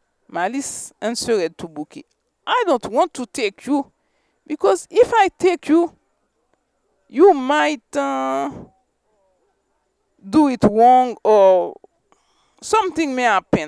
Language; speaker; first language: English; non-native, fluent; Haitian Creole